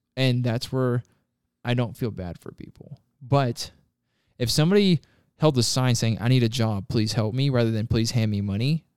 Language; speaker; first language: English; native; English